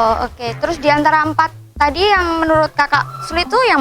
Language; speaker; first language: Indonesian; native; Indonesian